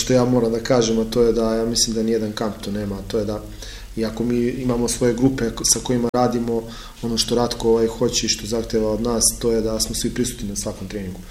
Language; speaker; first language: Serbian; native; Serbian